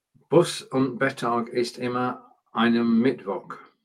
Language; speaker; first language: German; non-native, learner; English